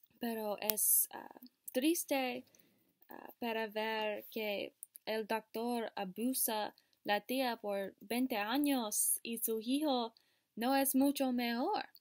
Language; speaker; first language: Spanish; non-native, learner; English